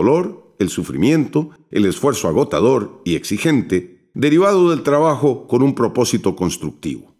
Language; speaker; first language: Spanish; native; Spanish